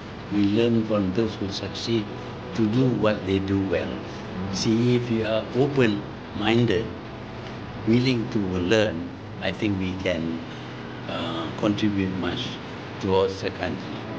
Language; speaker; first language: English; non-native, local second language; Malay